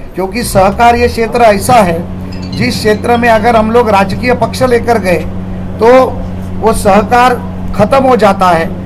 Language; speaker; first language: Hindi; non-native, local second language; Marathi